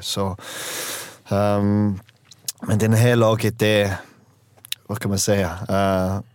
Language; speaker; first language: Swedish; non-native, learner; English